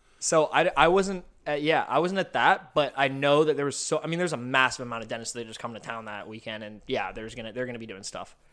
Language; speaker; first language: English; early bilingual, other home language; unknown